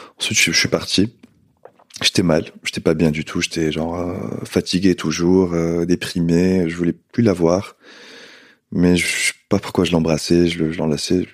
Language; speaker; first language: French; non-native, local second language; Arabic